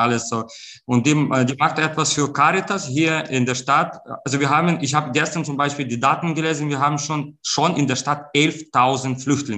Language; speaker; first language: German; non-native, fluent; Ukrainian